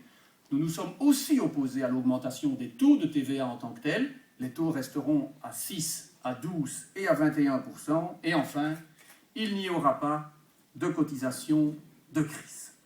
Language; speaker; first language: French; native; French